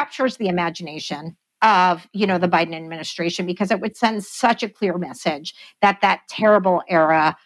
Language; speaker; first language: English; native; English